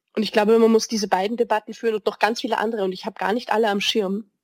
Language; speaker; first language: German; native; German